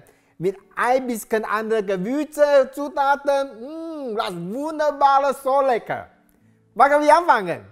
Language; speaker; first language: German; non-native, learner; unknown